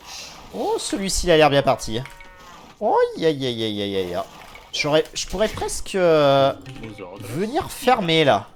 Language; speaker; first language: French; native; French